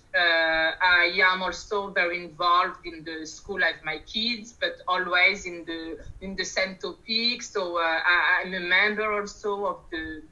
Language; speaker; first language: English; non-native, learner; Malagasy